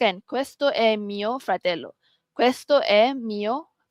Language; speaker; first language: Italian; non-native, learner; Malay